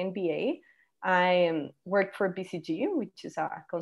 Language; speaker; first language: English; non-native, fluent; Spanish